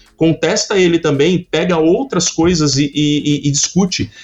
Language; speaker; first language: Portuguese; native; Portuguese